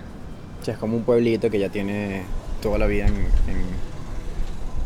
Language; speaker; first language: Spanish; native; Spanish